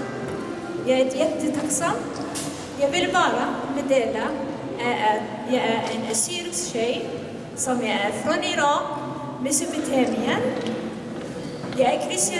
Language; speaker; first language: Swedish; non-native, fluent; Assyrian Neo-Aramaic